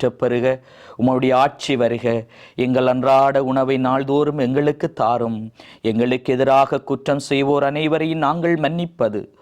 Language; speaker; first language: Tamil; native; Tamil